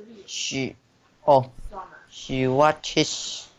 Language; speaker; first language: English; non-native, learner; Chinese